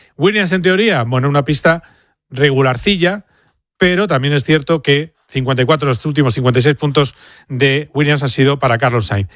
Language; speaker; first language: Spanish; native; Spanish